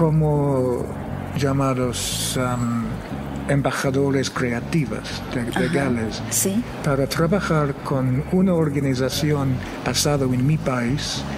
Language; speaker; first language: Spanish; non-native, fluent; English